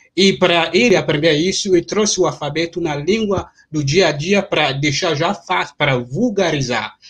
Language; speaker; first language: Portuguese; non-native, fluent; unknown